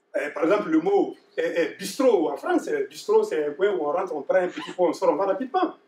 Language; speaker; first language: French; non-native, local second language; Bambara